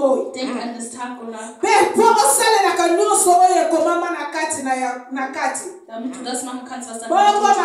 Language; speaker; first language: German; non-native, fluent; Lingala